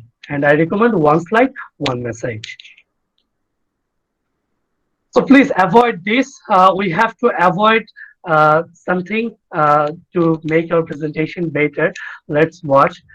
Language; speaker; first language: English; non-native, fluent; Bangla